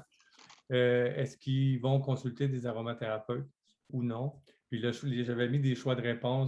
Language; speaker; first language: French; native; French